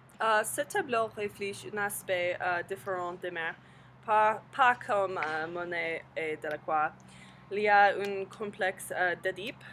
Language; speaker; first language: French; non-native, learner; English